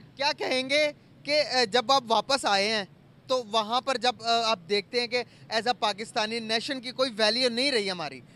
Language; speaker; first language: Urdu; native; Urdu